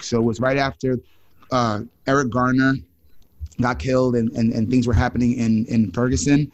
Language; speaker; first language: English; native; English